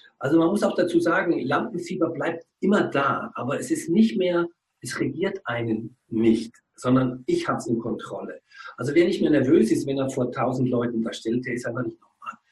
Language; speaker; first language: German; native; German